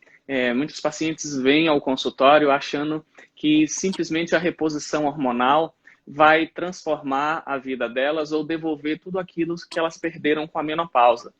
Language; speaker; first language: Portuguese; native; Portuguese